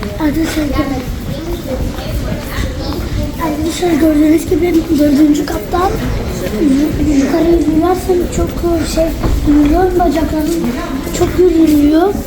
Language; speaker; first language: Turkish; early bilingual, heritage; Turkish